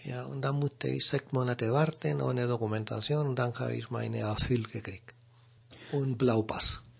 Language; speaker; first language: German; non-native, learner; Spanish